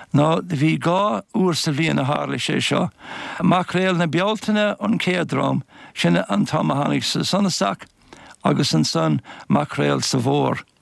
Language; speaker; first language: Irish; native; Irish